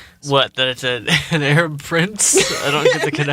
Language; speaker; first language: English; native; English